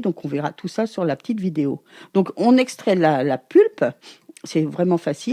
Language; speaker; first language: French; native; French